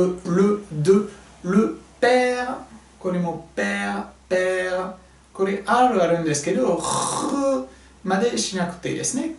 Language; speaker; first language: Japanese; non-native, fluent; French